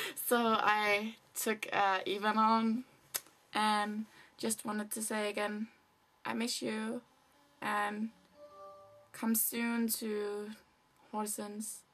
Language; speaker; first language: English; non-native, fluent; Danish